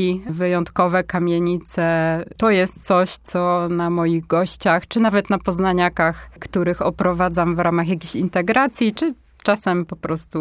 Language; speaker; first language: Polish; native; Polish